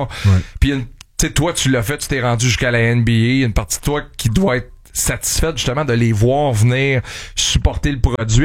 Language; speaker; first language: French; native; French